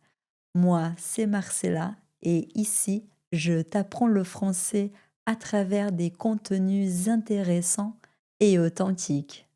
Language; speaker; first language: French; non-native, fluent; Portuguese